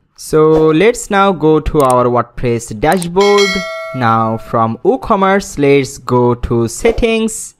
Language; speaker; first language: English; non-native, local second language; Bangla